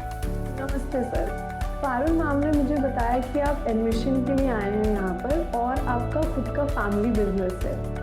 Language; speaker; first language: Hindi; native; Hindi